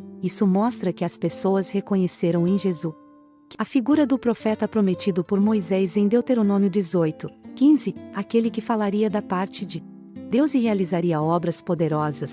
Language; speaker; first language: Portuguese; native; Portuguese